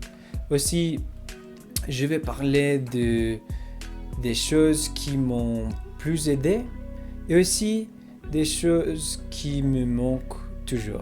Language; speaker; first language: French; non-native, learner; English